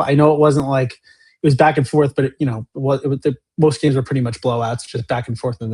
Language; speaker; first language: English; native; English